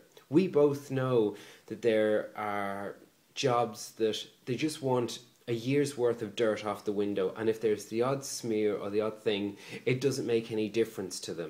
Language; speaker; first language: English; native; English